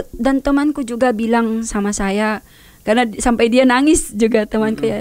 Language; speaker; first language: Indonesian; non-native, learner; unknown